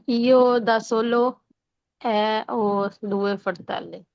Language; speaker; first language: Italian; non-native, learner; Urdu